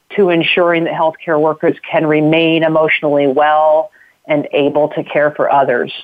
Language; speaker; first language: English; native; English